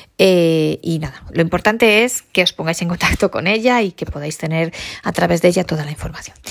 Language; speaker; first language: Spanish; native; Spanish